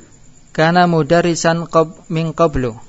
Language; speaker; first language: Arabic; non-native, fluent; Indonesian